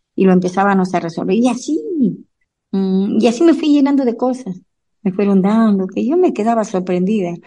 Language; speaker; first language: Spanish; native; Spanish